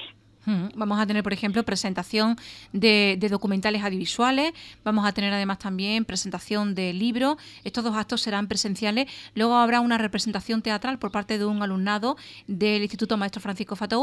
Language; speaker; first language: Spanish; native; Spanish